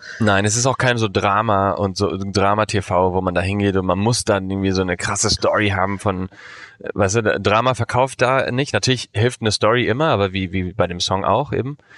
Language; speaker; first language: German; early bilingual, heritage; German